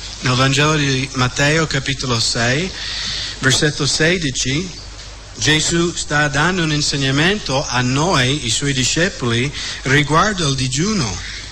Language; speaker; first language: Italian; non-native, fluent; English